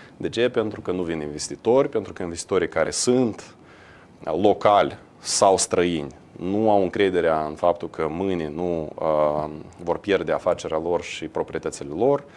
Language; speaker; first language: Romanian; native; Romanian